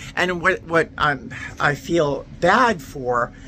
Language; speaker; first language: English; native; English